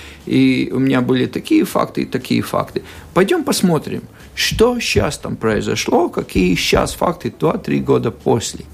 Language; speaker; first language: Russian; non-native, local second language; Latvian